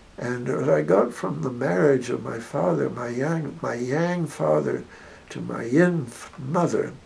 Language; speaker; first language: English; native; English